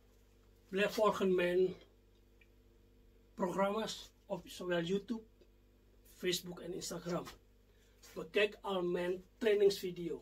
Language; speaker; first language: Dutch; non-native, fluent; Indonesian